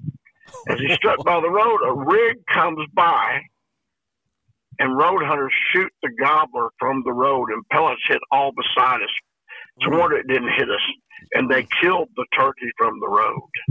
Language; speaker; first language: English; native; English